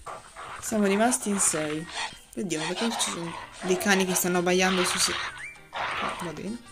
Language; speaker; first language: Italian; native; Italian